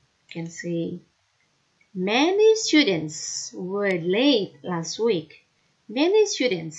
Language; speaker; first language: English; non-native, fluent; Indonesian